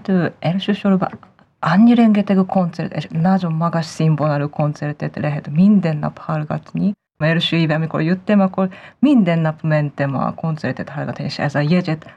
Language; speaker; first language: Hungarian; non-native, fluent; Japanese